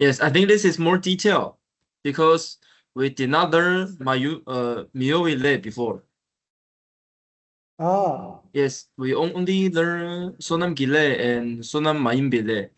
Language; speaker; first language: English; non-native, learner; Chinese